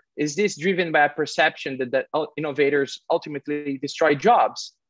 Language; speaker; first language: English; non-native, fluent; Portuguese